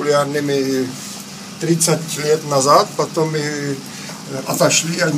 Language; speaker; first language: Russian; non-native, fluent; Czech